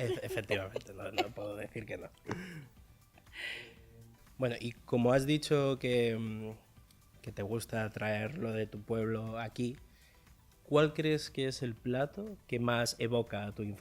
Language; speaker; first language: Spanish; early bilingual, other home language; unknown